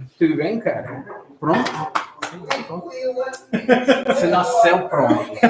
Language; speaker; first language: Portuguese; non-native, learner; English